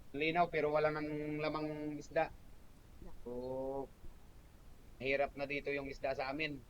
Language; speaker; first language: Filipino; native; Filipino